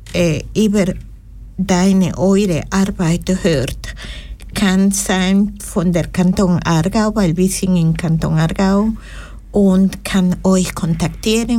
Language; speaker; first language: German; non-native, learner; Spanish